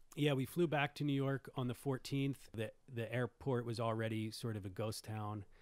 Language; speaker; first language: English; native; English